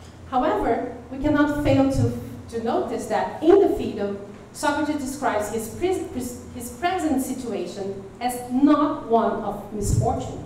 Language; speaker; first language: English; non-native, fluent; Portuguese